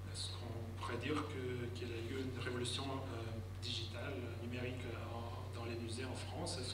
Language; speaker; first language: French; non-native, fluent; Lithuanian